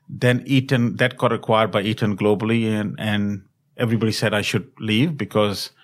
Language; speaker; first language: English; non-native, local second language; Hindi